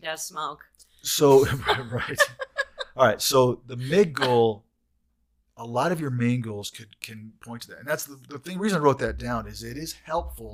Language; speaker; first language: English; native; English